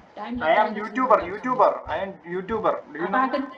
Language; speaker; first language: English; non-native, local second language; Malayalam